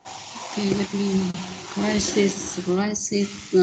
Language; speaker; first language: English; non-native, learner; Vietnamese